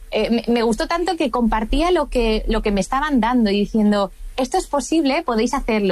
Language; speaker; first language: Spanish; native; Spanish